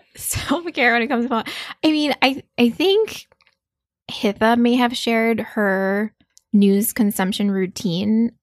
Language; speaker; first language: English; early bilingual, other home language; Korean